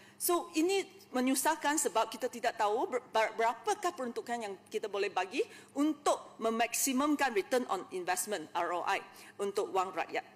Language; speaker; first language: Malay; non-native, local second language; Chinese